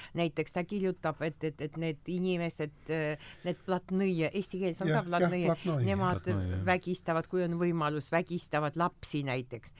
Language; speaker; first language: Estonian; non-native, local second language; Russian